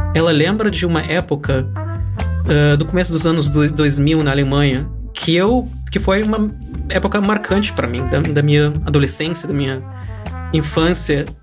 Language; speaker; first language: Portuguese; non-native, fluent; Russian